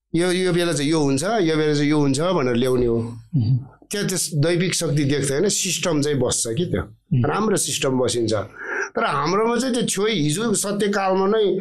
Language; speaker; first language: Nepali; non-native, local second language; Eastern Tamang